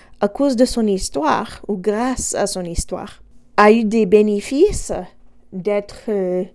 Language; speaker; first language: French; non-native, fluent; English